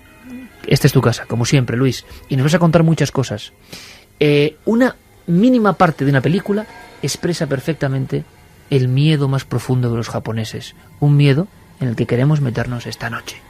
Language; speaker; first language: Spanish; native; Spanish